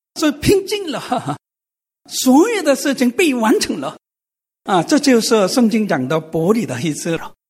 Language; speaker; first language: Chinese; non-native, fluent; Korean